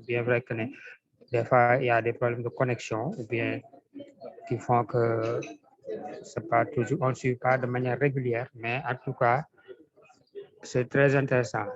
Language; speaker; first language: French; non-native, local second language; Wolof